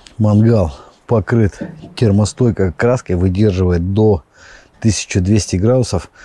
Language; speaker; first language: Russian; native; Russian